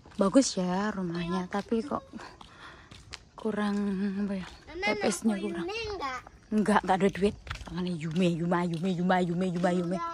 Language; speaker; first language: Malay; non-native, local second language; Javanese